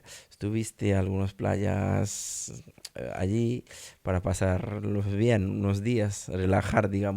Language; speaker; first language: Spanish; non-native, learner; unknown